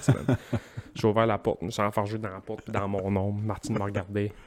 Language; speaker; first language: French; native; French